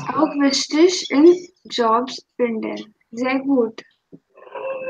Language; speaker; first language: German; non-native, fluent; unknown